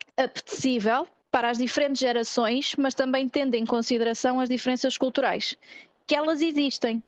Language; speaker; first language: Portuguese; native; Portuguese